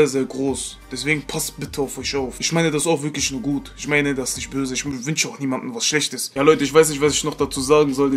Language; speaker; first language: German; native; German